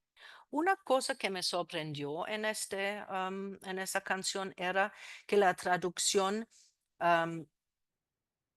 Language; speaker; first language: Spanish; non-native, fluent; German